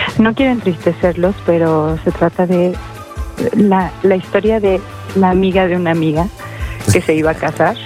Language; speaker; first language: Spanish; native; Spanish